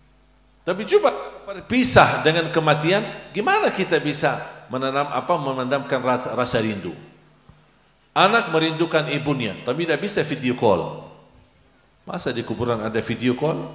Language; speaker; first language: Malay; non-native, fluent; Arabic